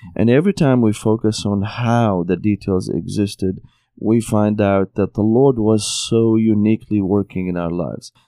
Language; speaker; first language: English; non-native, fluent; Arabic